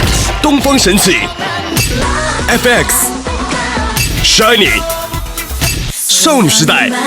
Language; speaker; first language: Chinese; native; Chinese